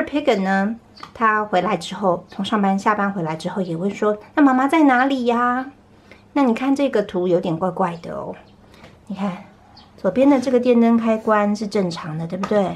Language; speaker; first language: Chinese; native; Chinese